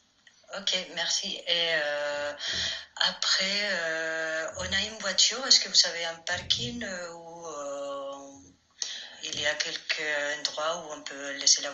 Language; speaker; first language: French; non-native, fluent; Spanish